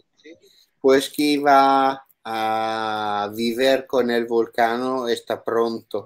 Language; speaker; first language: Spanish; non-native, learner; Italian